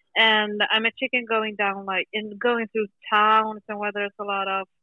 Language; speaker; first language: English; non-native, fluent; Swedish